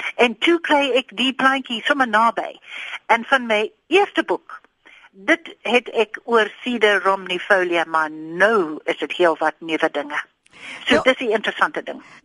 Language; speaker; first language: Afrikaans; non-native, local second language; English